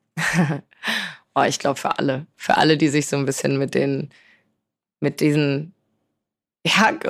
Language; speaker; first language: German; early bilingual, other home language; Polish